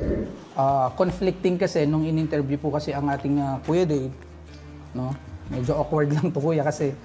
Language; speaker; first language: Filipino; native; Filipino